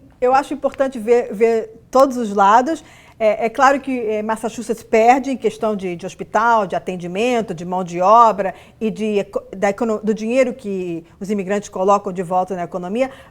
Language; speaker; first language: Portuguese; native; Portuguese